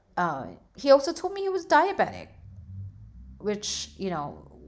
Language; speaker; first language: English; non-native, local second language; Filipino